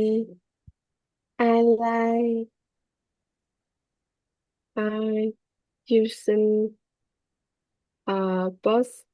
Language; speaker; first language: English; non-native, learner; Vietnamese